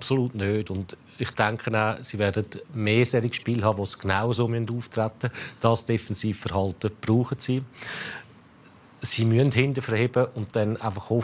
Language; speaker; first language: German; native; German